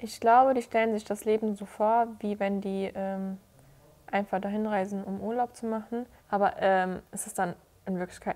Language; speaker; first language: German; early bilingual, other home language; Turkish